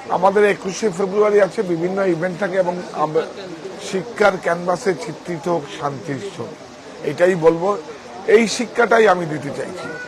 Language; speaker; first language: Bangla; native; Bangla